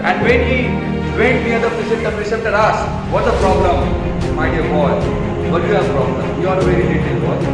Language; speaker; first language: English; non-native, local second language; Marathi